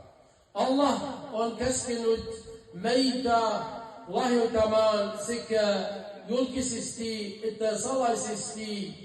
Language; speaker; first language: Finnish; non-native, fluent; Arabic